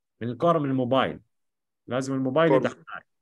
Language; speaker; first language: Arabic; native; Arabic